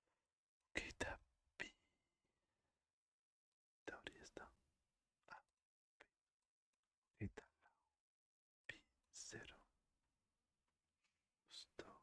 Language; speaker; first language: Basque; non-native, learner; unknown